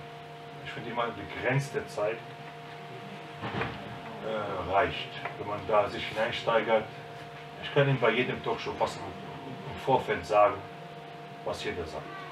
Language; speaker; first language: German; non-native, fluent; Arabic